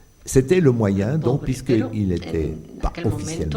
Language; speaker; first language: French; native; French